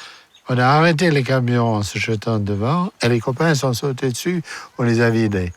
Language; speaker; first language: French; non-native, fluent; German